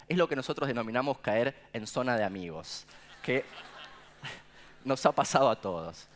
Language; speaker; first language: Spanish; native; Spanish